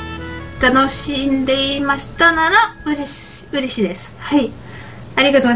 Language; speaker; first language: Japanese; non-native, learner; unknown